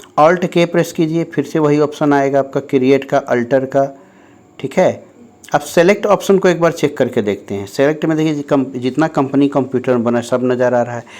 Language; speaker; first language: Hindi; native; Hindi